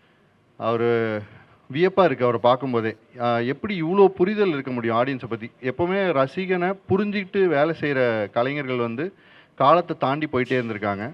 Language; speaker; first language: Tamil; native; Tamil